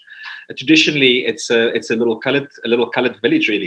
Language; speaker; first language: English; non-native, local second language; Afrikaans